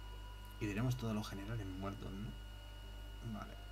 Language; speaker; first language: Spanish; native; Spanish